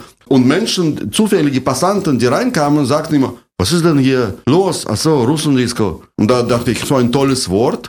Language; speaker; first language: German; non-native, fluent; Russian